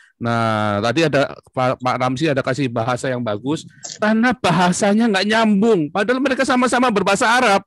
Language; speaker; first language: Indonesian; native; Indonesian